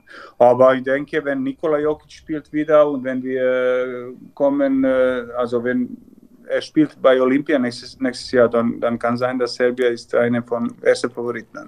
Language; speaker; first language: German; non-native, learner; Serbian